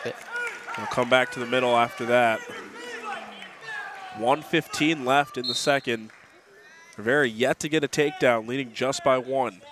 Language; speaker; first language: English; native; English